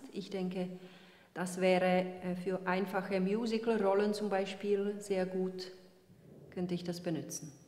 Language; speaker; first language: German; early bilingual, heritage; Czech